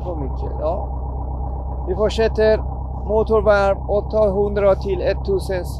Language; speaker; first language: Swedish; non-native, learner; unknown